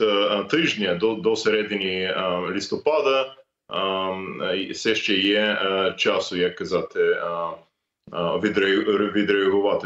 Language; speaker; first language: Ukrainian; non-native, fluent; English